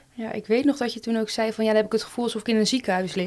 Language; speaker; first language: Dutch; native; Dutch